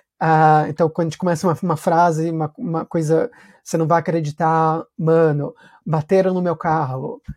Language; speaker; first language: Portuguese; native; Portuguese